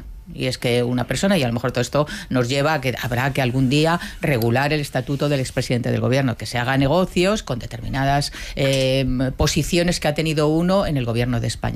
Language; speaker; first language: Spanish; native; Spanish